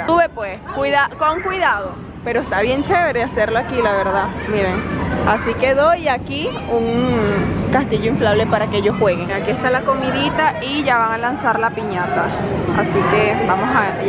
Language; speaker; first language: Spanish; native; Spanish